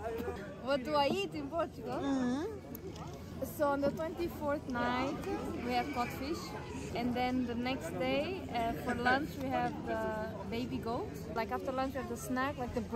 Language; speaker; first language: English; non-native, fluent; Portuguese